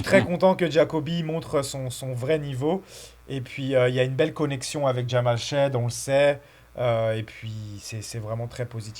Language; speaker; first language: French; native; French